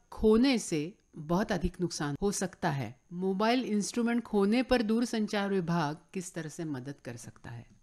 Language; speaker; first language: Hindi; non-native, local second language; Marathi